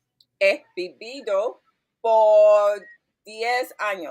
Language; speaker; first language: Spanish; non-native, learner; English